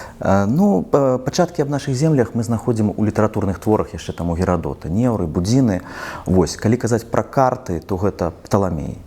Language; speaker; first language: Belarusian; non-native, local second language; Russian